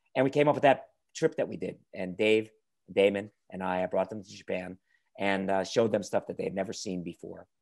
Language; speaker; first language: English; native; English